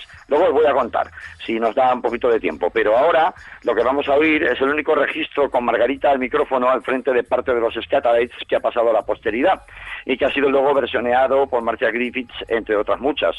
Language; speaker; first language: Spanish; native; Spanish